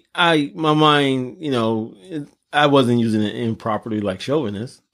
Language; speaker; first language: English; native; English